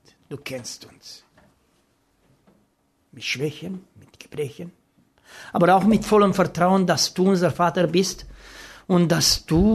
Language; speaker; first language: German; non-native, fluent; Romanian